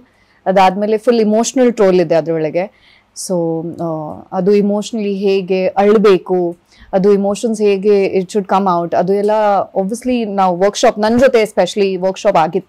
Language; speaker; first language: Kannada; early bilingual, other home language; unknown